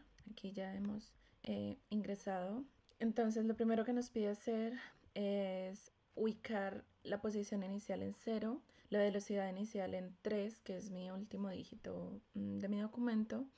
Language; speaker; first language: Spanish; native; Spanish